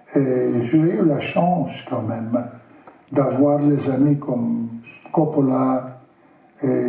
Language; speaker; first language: French; non-native, learner; Russian